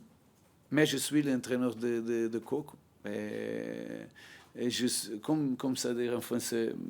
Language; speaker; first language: French; non-native, learner; Portuguese